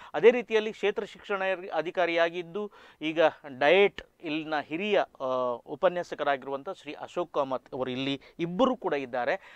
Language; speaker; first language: Kannada; native; Kannada